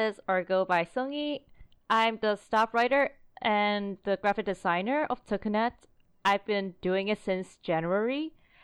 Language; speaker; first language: English; non-native, local second language; Cantonese